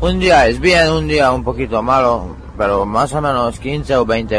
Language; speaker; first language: Spanish; non-native, learner; Hungarian